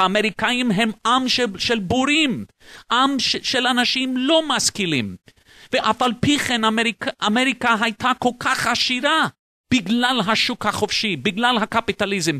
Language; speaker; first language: Hebrew; non-native, fluent; English